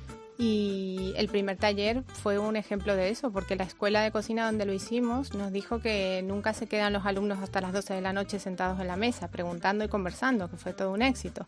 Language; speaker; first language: Spanish; native; Spanish